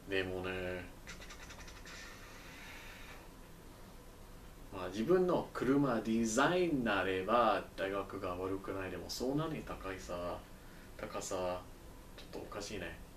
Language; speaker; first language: Japanese; non-native, learner; English